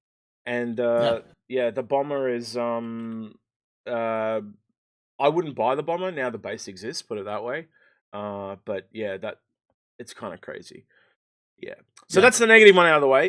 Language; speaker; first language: English; native; English